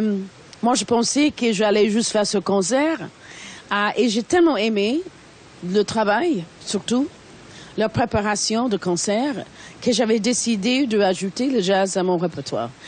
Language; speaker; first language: French; non-native, fluent; English